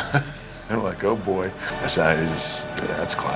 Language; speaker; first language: English; native; English